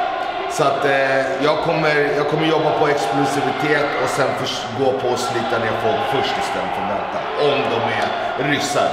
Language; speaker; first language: Swedish; native; Swedish